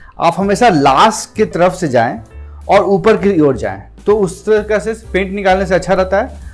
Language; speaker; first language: Hindi; non-native, local second language; Gujarati